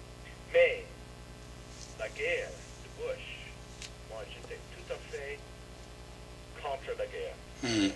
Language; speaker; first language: French; non-native, learner; English